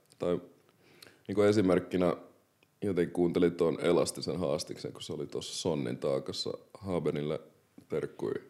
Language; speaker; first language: Finnish; early bilingual, other home language; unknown